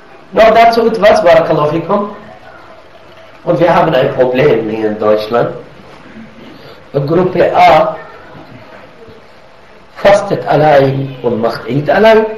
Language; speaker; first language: German; non-native, fluent; Arabic